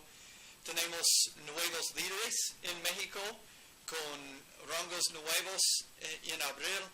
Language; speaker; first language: Spanish; non-native, learner; English